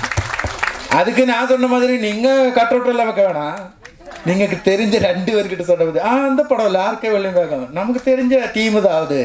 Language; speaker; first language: Tamil; non-native, local second language; Malayalam